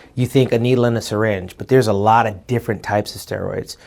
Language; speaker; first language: English; native; English